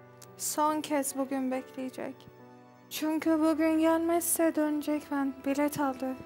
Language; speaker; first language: Turkish; non-native, learner; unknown